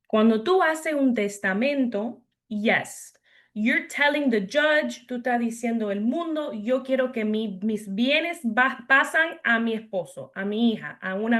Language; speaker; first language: Spanish; early bilingual, heritage; English